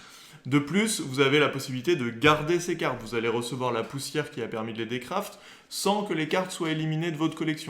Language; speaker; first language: French; native; French